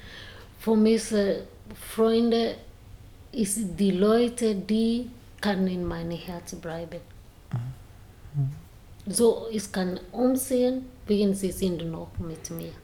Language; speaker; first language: German; non-native, learner; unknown